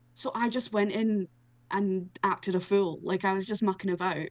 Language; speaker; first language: English; native; English